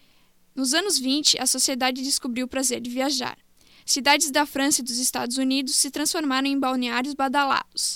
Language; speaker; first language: Portuguese; native; Portuguese